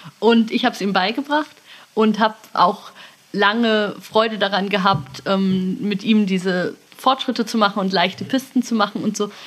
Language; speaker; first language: German; native; German